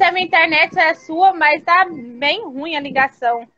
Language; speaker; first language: Portuguese; native; Portuguese